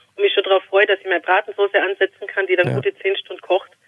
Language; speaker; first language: German; native; German